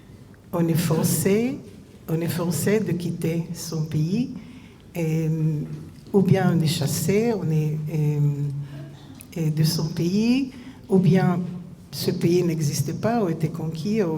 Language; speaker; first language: French; non-native, fluent; Hebrew